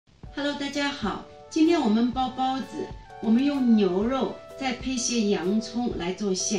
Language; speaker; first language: Chinese; native; Chinese